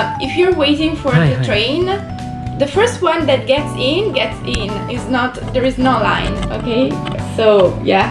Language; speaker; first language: English; non-native, fluent; Italian